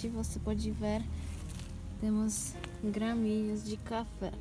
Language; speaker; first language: Portuguese; non-native, fluent; Polish